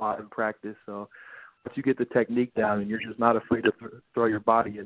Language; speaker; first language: English; native; English